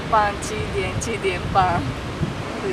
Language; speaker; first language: Chinese; non-native, learner; Japanese